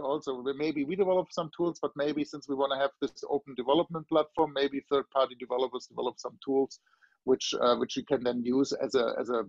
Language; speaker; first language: English; non-native, fluent; German